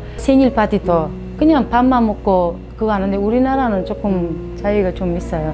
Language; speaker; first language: Korean; non-native, fluent; Uzbek